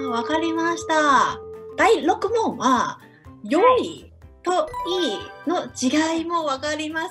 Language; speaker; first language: Japanese; non-native, fluent; Cantonese